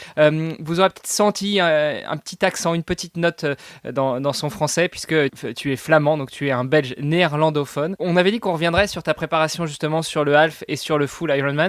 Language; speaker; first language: French; native; French